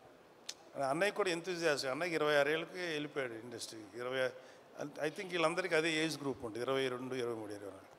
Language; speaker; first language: Telugu; native; Telugu